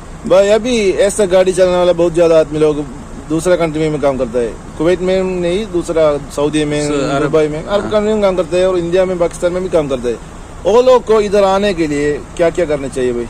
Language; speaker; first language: Hindi; non-native, local second language; Malayalam